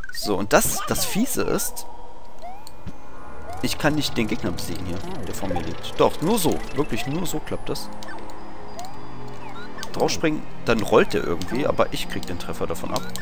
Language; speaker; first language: German; native; German